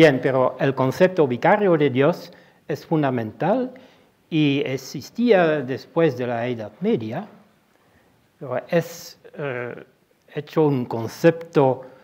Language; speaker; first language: Spanish; non-native, fluent; Dutch